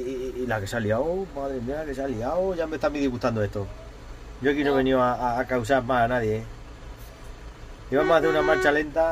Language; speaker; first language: Spanish; native; Spanish